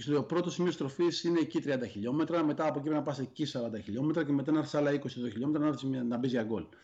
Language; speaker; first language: Greek; native; Greek